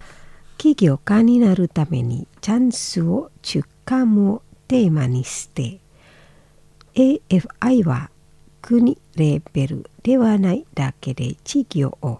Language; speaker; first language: Japanese; non-native, fluent; Indonesian